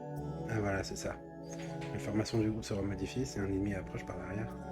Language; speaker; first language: French; native; French